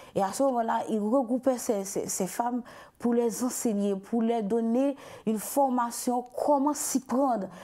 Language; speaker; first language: French; non-native, local second language; Haitian Creole